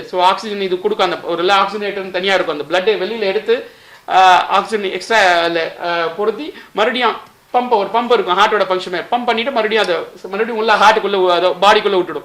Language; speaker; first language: Tamil; native; Tamil